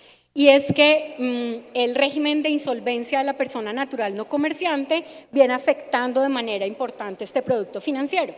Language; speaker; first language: Spanish; native; Spanish